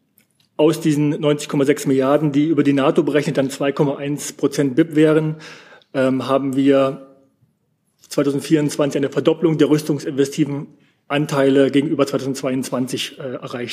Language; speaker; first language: German; native; German